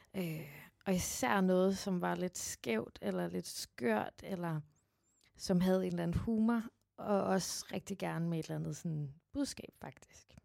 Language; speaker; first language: Danish; native; Danish